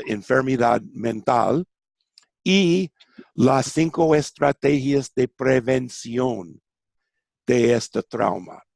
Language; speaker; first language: Spanish; non-native, fluent; English